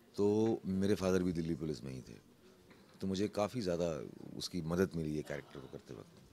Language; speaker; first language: Hindi; native; Hindi